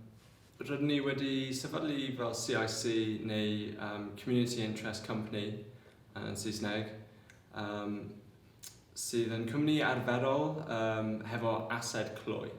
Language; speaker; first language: Welsh; non-native, local second language; English